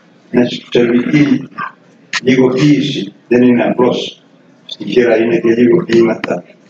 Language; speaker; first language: Greek; non-native, fluent; Serbian